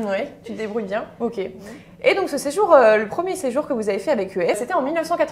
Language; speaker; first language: French; native; French